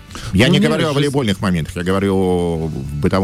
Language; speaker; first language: Russian; native; Russian